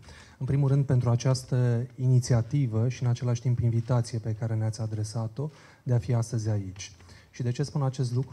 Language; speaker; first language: Romanian; native; Romanian